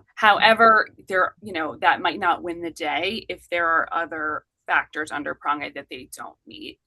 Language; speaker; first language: English; native; English